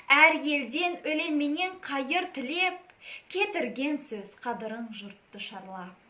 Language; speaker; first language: Kazakh; non-native, local second language; Russian